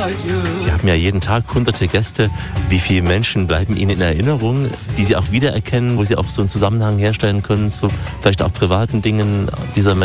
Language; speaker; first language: German; native; German